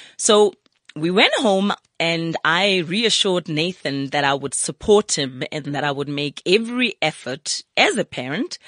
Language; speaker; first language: English; non-native, local second language; Zulu